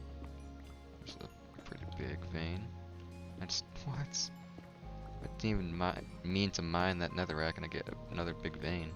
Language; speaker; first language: English; native; English